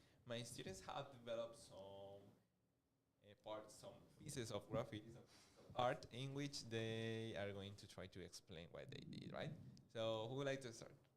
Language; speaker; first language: English; non-native, fluent; Spanish